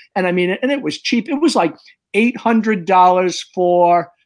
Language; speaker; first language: English; native; English